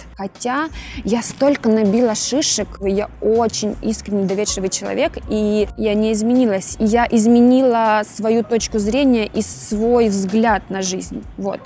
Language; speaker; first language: Russian; native; Russian